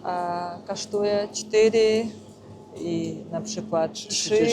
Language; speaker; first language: Polish; non-native, learner; Russian